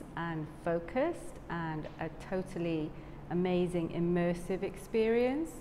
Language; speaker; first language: English; native; English